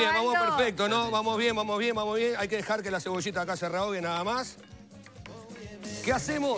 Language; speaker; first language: Spanish; native; Spanish